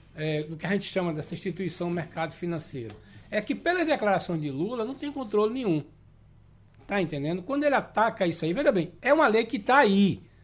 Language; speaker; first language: Portuguese; native; Portuguese